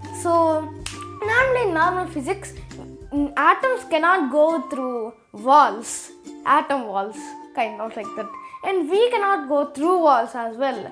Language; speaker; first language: English; early bilingual, other home language; Telugu